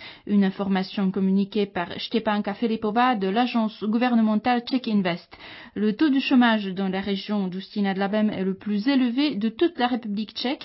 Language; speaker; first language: French; native; French